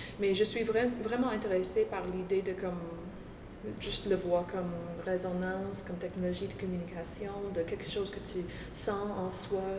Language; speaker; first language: French; non-native, local second language; English